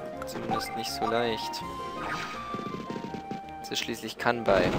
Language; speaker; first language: German; native; German